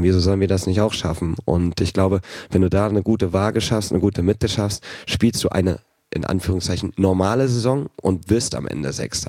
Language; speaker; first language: German; native; German